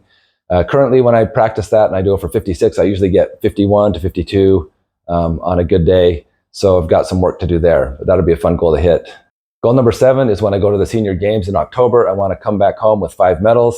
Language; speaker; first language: English; native; English